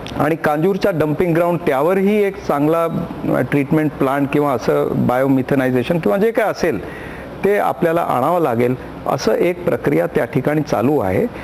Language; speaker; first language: Marathi; non-native, local second language; Punjabi